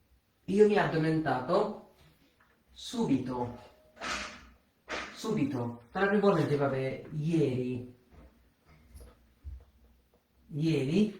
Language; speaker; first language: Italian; non-native, fluent; Bangla